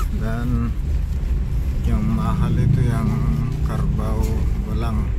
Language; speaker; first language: Indonesian; native; Indonesian